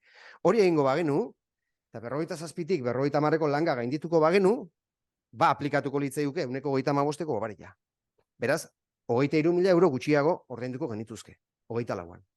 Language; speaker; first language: Basque; native; Basque